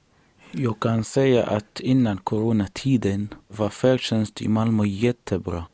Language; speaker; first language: Swedish; non-native, learner; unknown